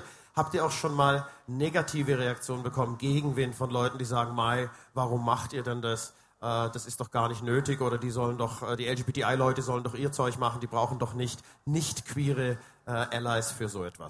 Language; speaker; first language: German; native; German